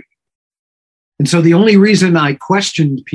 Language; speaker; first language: English; native; English